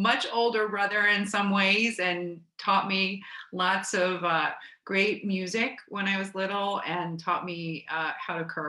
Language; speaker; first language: English; native; English